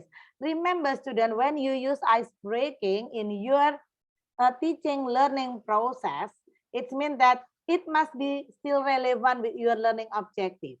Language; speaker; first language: English; non-native, fluent; Indonesian